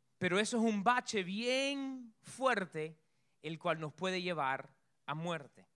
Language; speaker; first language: Spanish; early bilingual, heritage; Spanish